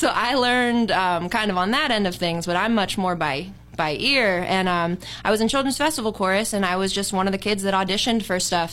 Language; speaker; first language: English; native; English